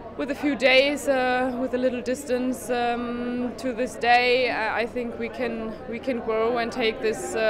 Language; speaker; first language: English; non-native, fluent; German